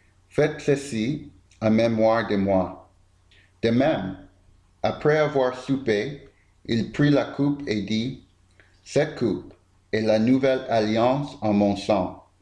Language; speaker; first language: French; non-native, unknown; English